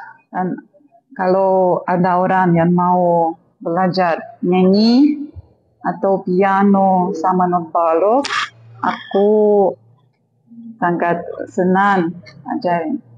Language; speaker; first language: Indonesian; non-native, fluent; Russian